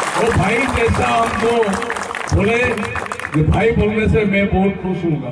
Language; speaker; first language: Hindi; non-native, local second language; Assamese